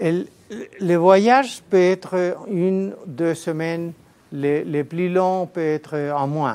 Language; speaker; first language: French; non-native, fluent; Spanish